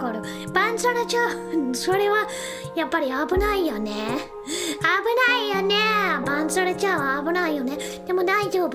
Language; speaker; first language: Japanese; non-native, learner; English